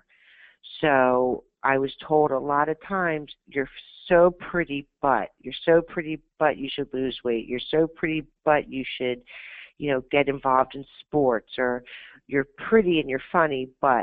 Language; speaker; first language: English; native; English